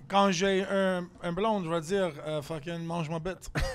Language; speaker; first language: French; non-native, fluent; English